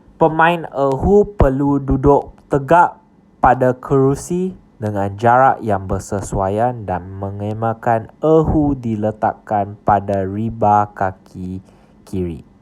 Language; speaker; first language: Malay; non-native, local second language; Chinese